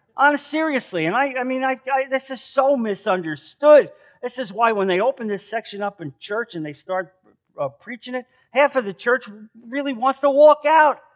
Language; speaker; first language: English; native; English